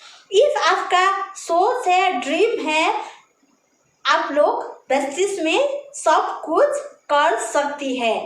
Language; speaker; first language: Hindi; non-native, local second language; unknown